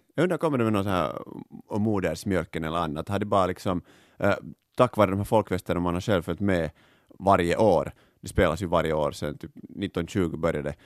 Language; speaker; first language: Swedish; native; Swedish